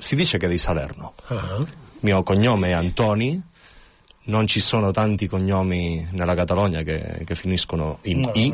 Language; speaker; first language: Italian; non-native, fluent; Catalan